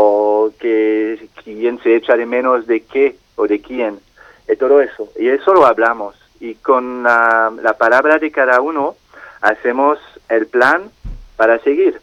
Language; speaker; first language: Spanish; non-native, fluent; French